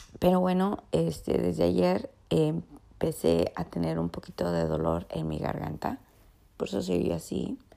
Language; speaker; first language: Spanish; early bilingual, heritage; Spanish